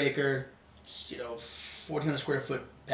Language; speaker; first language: English; non-native, fluent; Swedish